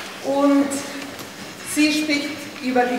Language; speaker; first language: German; non-native, fluent; Spanish